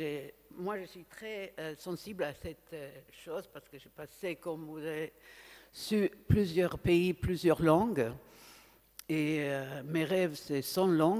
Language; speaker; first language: French; non-native, fluent; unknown